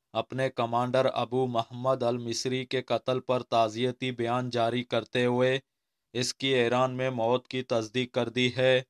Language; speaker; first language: Urdu; non-native, local second language; Baluchi